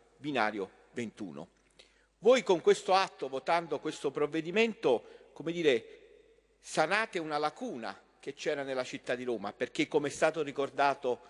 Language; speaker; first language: Italian; native; Italian